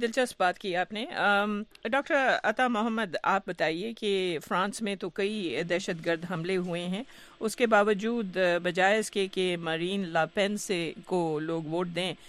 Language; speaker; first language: Urdu; native; Urdu